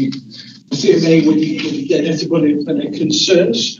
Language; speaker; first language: Welsh; native; Welsh